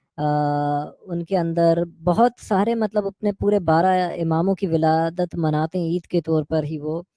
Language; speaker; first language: Urdu; native; Urdu